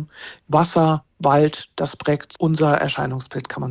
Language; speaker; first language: German; native; German